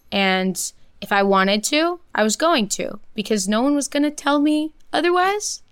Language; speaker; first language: English; early bilingual, other home language; Portuguese